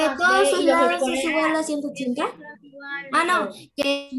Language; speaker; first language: Spanish; native; Spanish